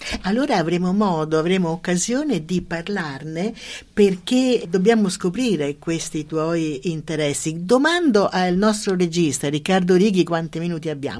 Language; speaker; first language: Italian; native; Italian